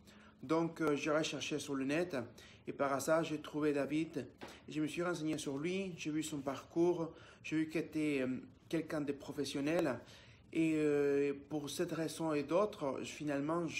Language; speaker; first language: French; non-native, fluent; Spanish